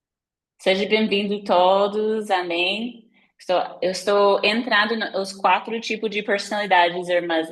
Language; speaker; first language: Portuguese; non-native, fluent; English